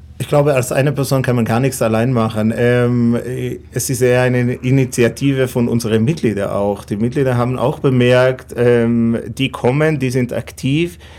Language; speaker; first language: German; non-native, fluent; Hebrew